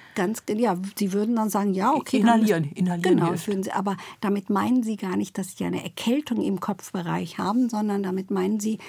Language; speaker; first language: German; native; German